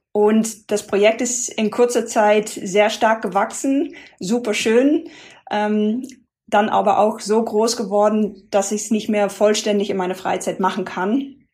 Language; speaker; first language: German; non-native, fluent; Dutch